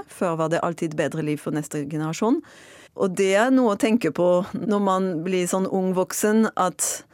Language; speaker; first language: Norwegian; non-native, fluent; French